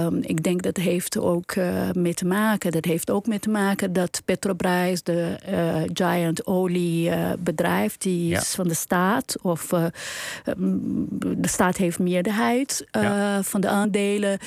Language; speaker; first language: Dutch; non-native, fluent; Portuguese